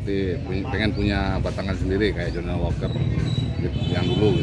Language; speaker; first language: Indonesian; native; Indonesian